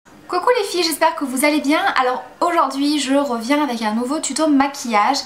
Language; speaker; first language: French; native; French